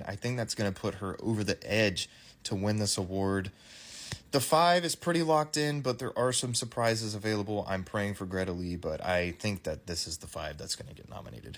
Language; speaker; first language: English; native; English